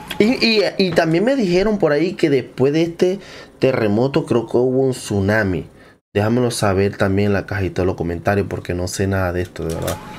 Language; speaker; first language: Spanish; native; Spanish